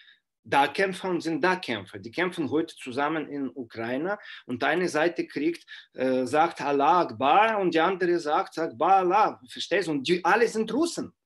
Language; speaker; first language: German; non-native, fluent; Russian